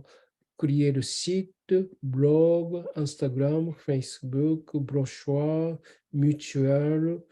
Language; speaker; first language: French; non-native, learner; Japanese